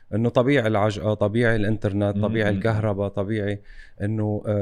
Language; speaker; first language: Arabic; native; Arabic